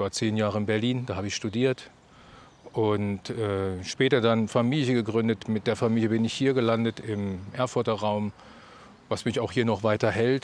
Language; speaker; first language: German; native; German